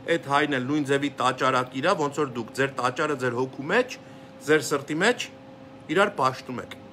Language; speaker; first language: Armenian; native; Armenian